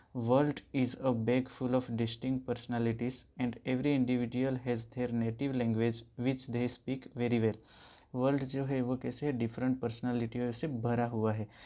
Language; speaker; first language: Hindi; native; Hindi